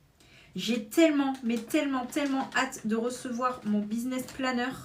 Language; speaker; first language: French; native; French